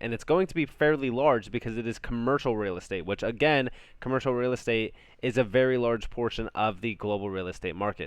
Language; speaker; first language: English; native; English